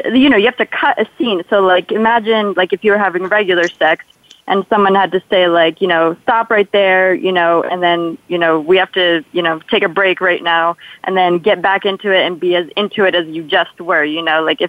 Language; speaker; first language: English; non-native, fluent; Polish